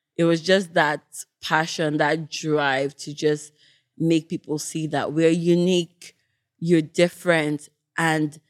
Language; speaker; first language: English; non-native, local second language; Yoruba